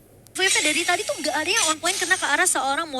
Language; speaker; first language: Indonesian; native; Indonesian